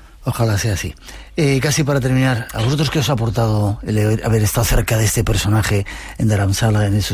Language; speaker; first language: Spanish; native; Spanish